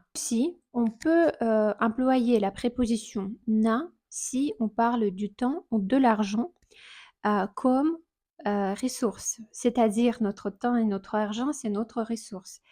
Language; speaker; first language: French; non-native, fluent; Russian